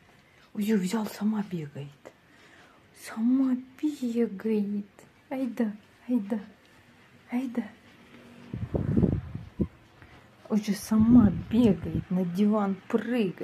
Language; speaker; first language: Russian; native; Russian